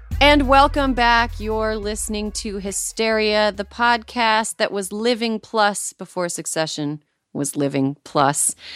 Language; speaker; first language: English; native; English